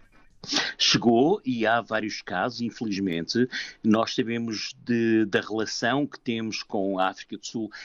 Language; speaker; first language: Portuguese; native; Portuguese